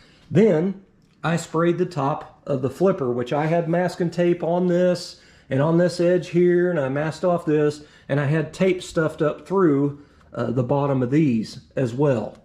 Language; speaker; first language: English; native; English